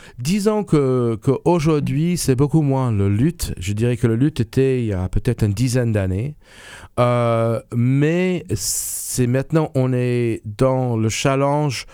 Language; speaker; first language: French; non-native, fluent; English